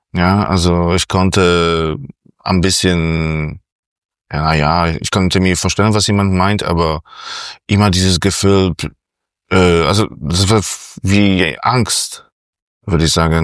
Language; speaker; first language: German; non-native, fluent; Polish